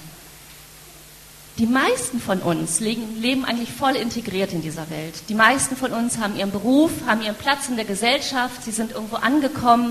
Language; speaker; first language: German; native; German